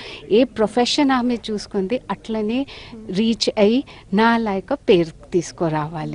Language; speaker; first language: Telugu; non-native, local second language; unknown